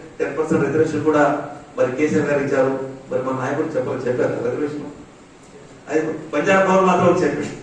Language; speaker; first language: Telugu; non-native, local second language; Lambadi